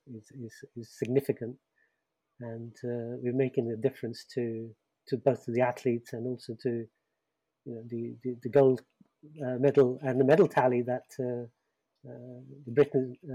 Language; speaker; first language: English; native; English